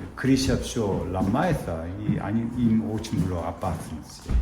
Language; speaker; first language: Ukrainian; non-native, learner; Korean